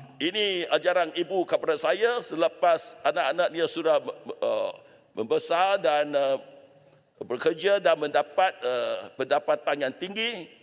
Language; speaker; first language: Malay; non-native, local second language; Chinese